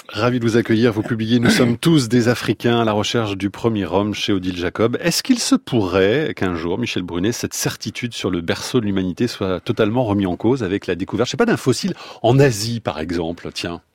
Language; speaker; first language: French; native; French